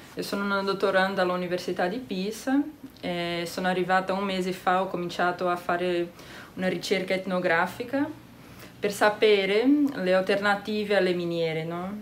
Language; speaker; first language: Italian; non-native, fluent; Portuguese